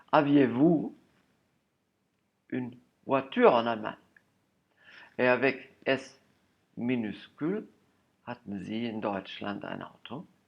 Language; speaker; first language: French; non-native, fluent; German